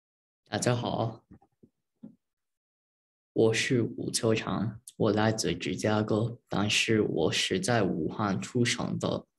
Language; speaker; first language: Chinese; early bilingual, heritage; Chinese